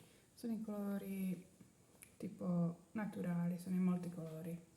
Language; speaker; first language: Italian; non-native, learner; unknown